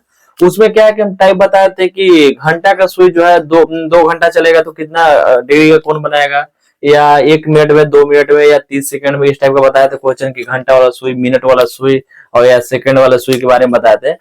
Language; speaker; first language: Hindi; native; Hindi